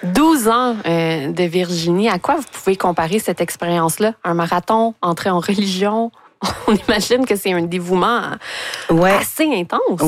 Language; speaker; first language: French; native; French